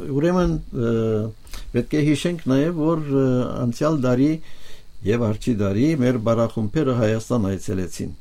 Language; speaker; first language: Armenian; native; Armenian